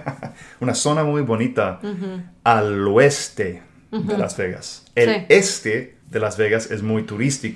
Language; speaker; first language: Spanish; non-native, fluent; English